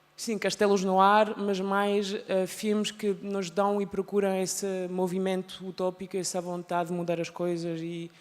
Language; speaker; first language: Portuguese; non-native, learner; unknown